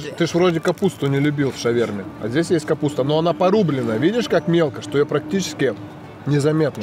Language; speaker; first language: Russian; native; Russian